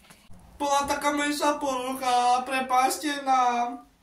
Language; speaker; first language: Slovak; non-native, local second language; Romany